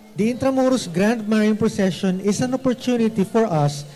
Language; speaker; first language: English; non-native, local second language; Filipino